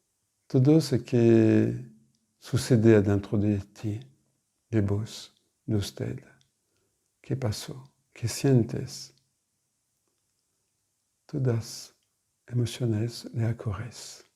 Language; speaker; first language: Spanish; non-native, fluent; French